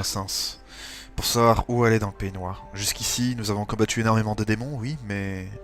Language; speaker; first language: French; native; French